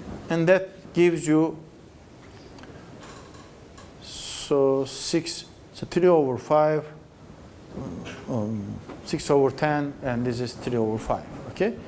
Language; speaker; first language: English; non-native, fluent; Turkish